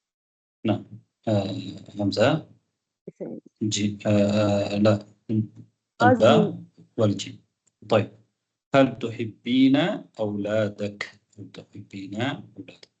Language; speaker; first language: Arabic; non-native, fluent; Tamil